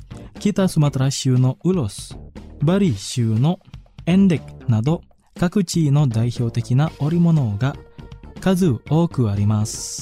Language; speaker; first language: Japanese; non-native, fluent; Indonesian